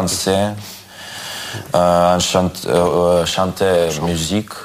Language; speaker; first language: French; non-native, learner; Russian